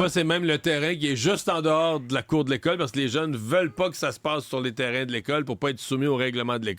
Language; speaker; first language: French; native; French